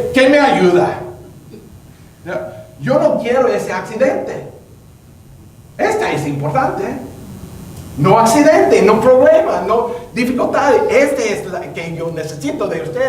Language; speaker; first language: Spanish; non-native, learner; English